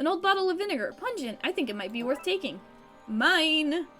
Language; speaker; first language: English; native; English